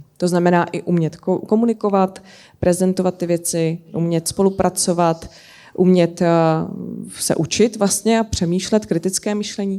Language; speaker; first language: Czech; native; Czech